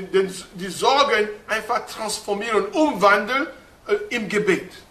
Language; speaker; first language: German; non-native, fluent; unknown